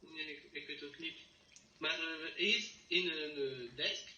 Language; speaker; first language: Dutch; non-native, learner; French